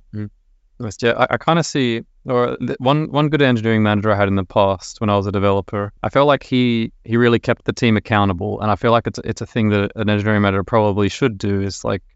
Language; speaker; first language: English; native; English